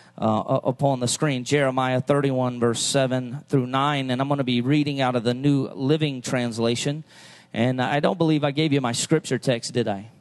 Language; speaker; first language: English; native; English